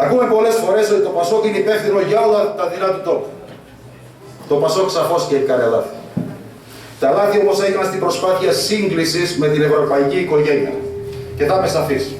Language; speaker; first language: Greek; native; Greek